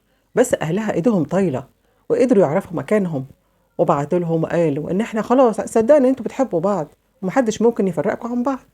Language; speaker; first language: Arabic; native; Arabic